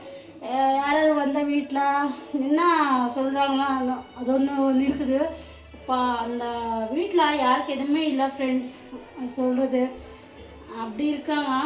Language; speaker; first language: Tamil; non-native, local second language; Kannada